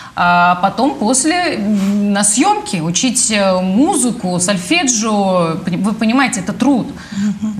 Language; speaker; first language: Russian; native; Russian